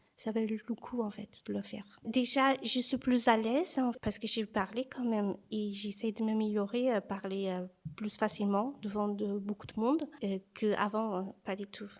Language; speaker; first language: French; non-native, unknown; Portuguese